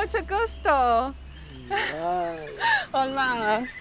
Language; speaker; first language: Spanish; non-native, learner; English